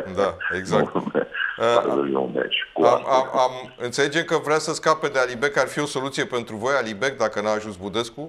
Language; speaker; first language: Romanian; native; Romanian